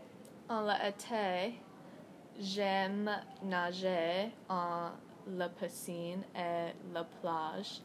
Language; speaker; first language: French; non-native, learner; English